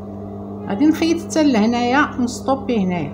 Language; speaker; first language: Arabic; native; Arabic